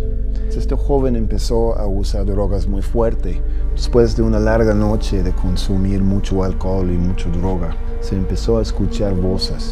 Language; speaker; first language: Spanish; early bilingual, heritage; English